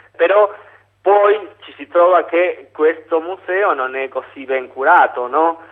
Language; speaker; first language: Italian; non-native, fluent; Spanish